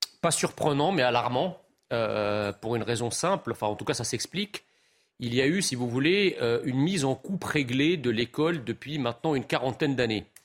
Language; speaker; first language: French; early bilingual, other home language; Arabic